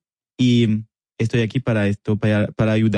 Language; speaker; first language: Spanish; non-native, learner; French